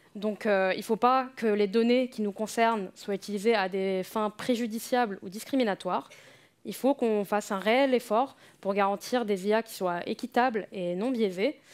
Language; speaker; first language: French; native; French